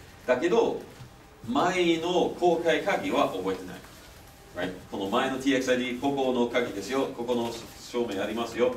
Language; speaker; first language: Japanese; non-native, fluent; English